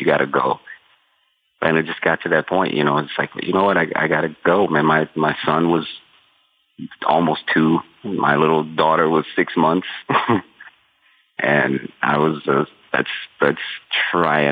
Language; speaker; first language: English; native; English